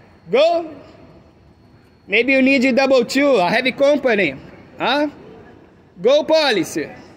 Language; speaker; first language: English; non-native, learner; Portuguese